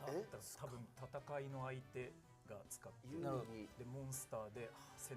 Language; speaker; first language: Japanese; native; Japanese